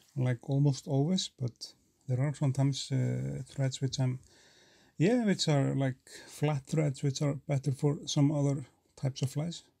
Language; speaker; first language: English; non-native, fluent; Icelandic